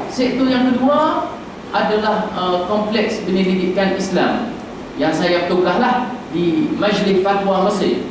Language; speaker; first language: Malay; non-native, fluent; Arabic